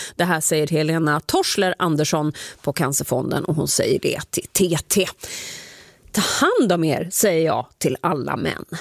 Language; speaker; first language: Swedish; native; Swedish